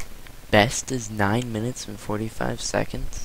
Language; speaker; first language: English; native; English